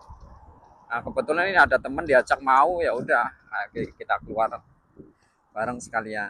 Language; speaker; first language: Indonesian; non-native, local second language; Javanese